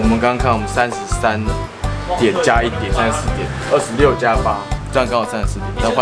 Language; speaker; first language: Chinese; native; Chinese